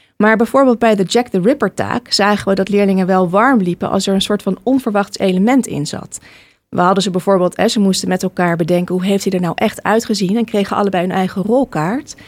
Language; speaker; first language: Dutch; native; Dutch